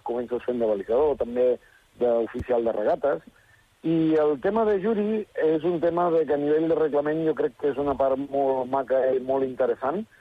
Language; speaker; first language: Catalan; early bilingual, other home language; Spanish